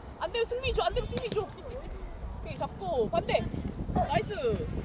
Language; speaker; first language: Korean; native; Korean